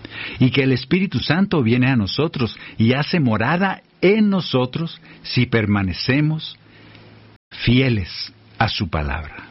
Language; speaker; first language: Spanish; native; Spanish